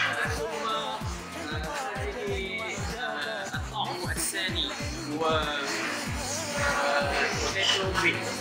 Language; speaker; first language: Arabic; non-native, learner; Malay